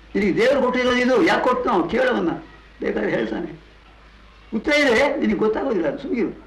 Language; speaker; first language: Kannada; non-native, local second language; Tamil